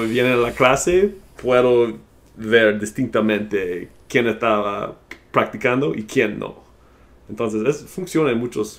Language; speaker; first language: Spanish; non-native, fluent; English